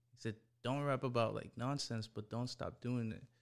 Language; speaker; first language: English; early bilingual, other home language; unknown